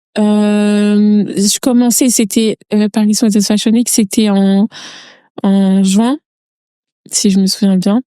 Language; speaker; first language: French; early bilingual, other home language; Bambara